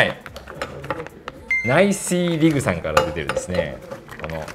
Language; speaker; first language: Japanese; native; Japanese